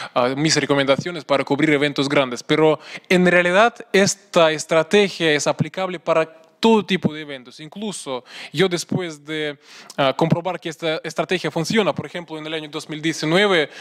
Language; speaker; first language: Spanish; non-native, fluent; Russian